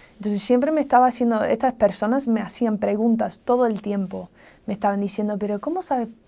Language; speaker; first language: Spanish; non-native, fluent; English